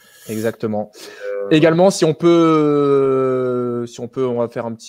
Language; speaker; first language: French; native; French